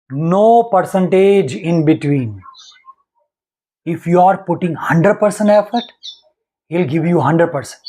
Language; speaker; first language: English; non-native, local second language; Hindi